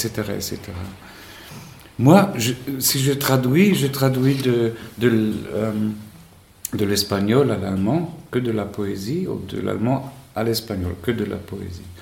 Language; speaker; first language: French; non-native, fluent; Spanish